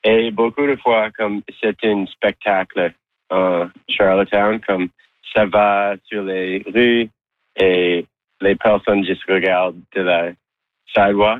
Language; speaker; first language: French; non-native, learner; English